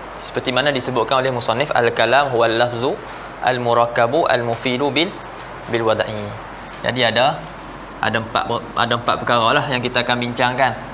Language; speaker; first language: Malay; native; Malay